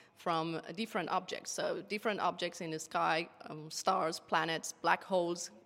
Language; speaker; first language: English; non-native, fluent; Persian